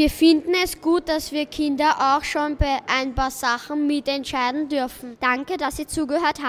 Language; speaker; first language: German; native; German